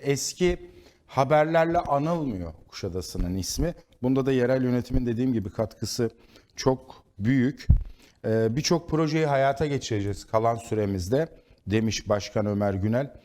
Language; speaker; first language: Turkish; native; Turkish